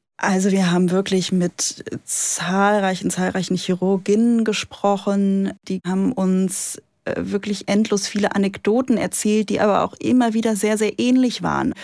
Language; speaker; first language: German; native; German